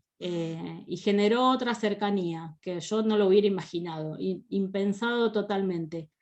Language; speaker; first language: Spanish; native; Spanish